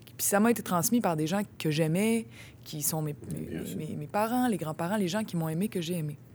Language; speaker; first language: French; native; French